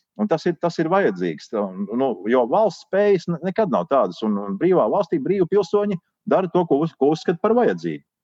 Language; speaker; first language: Latvian; native; Latvian